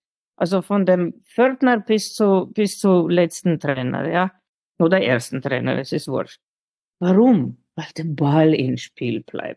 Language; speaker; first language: German; non-native, fluent; Slovenian